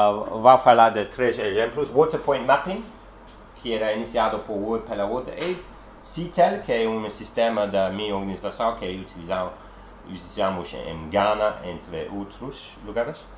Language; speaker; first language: Portuguese; non-native, learner; English